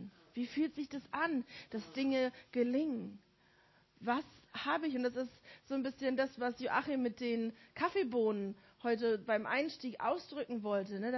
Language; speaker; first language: German; native; German